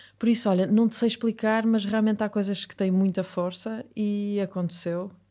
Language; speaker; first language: Portuguese; native; Portuguese